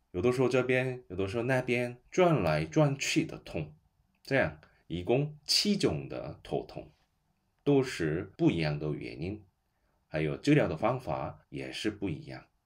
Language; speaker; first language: Chinese; non-native, fluent; Korean